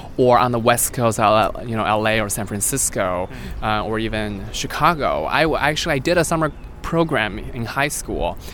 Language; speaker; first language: English; non-native, fluent; Chinese